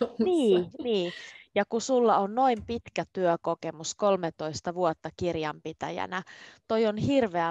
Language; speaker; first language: Finnish; native; Finnish